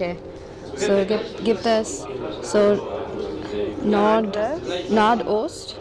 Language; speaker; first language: German; non-native, learner; English